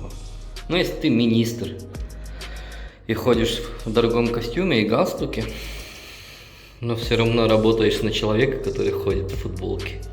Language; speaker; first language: Russian; native; Russian